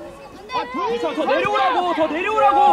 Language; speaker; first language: Korean; native; Korean